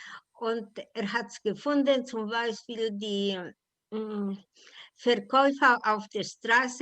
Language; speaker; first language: German; non-native, learner; Spanish